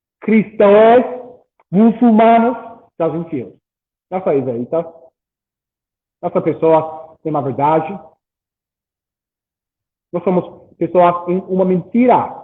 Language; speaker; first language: Portuguese; non-native, learner; English